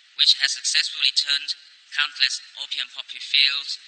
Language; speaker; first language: English; non-native, fluent; Thai